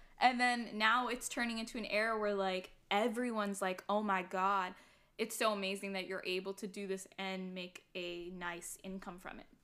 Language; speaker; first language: English; early bilingual, other home language; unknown